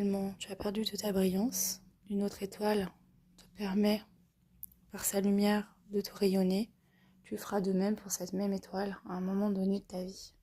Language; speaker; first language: French; native; French